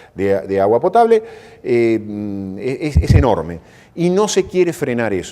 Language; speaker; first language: Spanish; native; Spanish